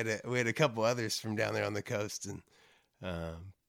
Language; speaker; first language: English; native; English